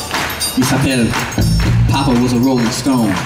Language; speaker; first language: French; non-native, learner; English